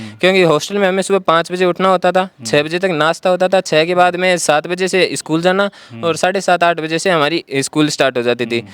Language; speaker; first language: Hindi; native; Hindi